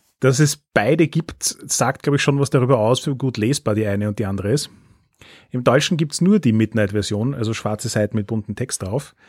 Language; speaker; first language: German; native; German